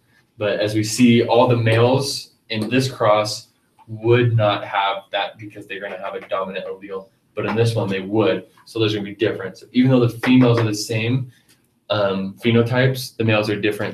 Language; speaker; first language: English; native; English